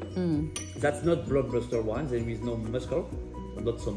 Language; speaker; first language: English; non-native, fluent; French